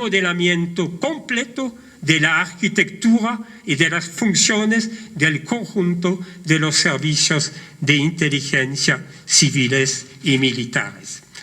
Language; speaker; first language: Spanish; non-native, fluent; French